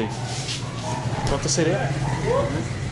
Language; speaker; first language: Portuguese; non-native, learner; English